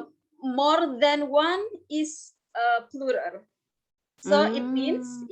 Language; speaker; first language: English; non-native, fluent; Indonesian